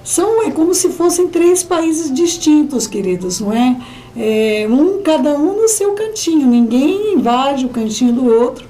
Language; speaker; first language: Portuguese; native; Portuguese